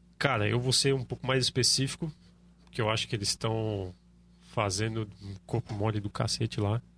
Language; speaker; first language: Portuguese; native; Portuguese